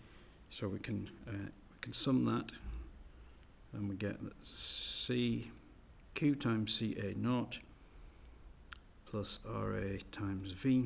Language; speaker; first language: English; native; English